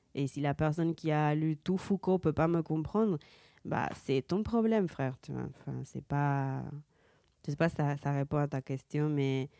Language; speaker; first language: French; early bilingual, heritage; Spanish